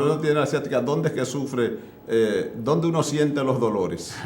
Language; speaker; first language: Spanish; native; Spanish